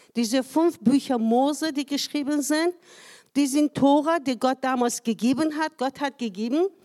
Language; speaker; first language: German; non-native, fluent; Persian